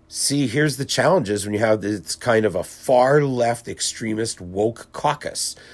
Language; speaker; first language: English; native; English